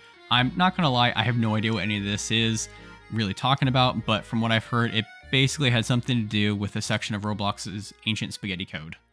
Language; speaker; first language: English; native; English